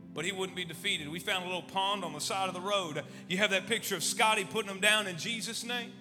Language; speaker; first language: English; native; English